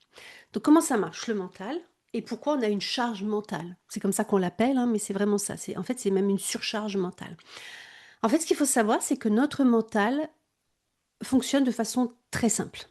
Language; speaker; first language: French; native; French